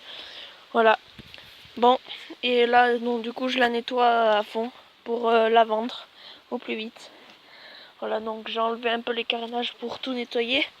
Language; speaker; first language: French; native; French